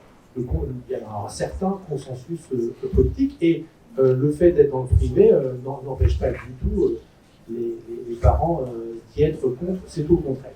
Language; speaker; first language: French; native; French